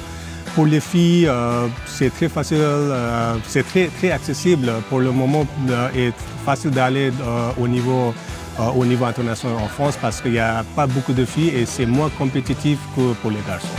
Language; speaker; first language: French; non-native, fluent; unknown